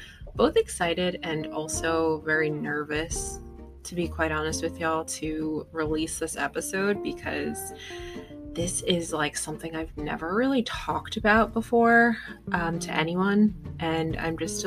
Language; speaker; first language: English; native; English